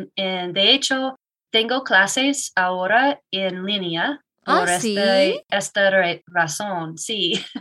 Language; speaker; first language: Spanish; non-native, learner; English